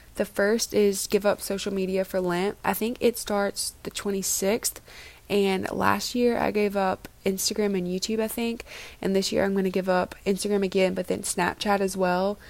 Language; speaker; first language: English; native; English